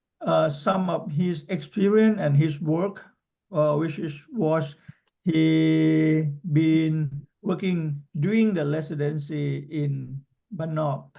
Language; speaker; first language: English; non-native, fluent; Thai